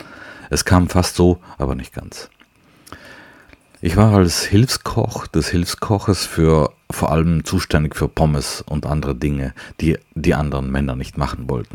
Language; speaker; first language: German; non-native, local second language; Ladin